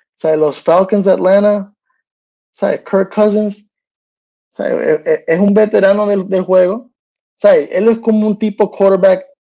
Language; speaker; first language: Spanish; early bilingual, heritage; Spanish